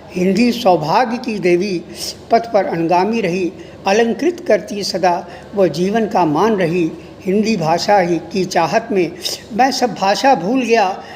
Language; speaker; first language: Hindi; native; Hindi